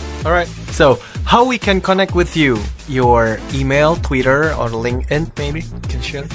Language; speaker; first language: English; non-native, fluent; Javanese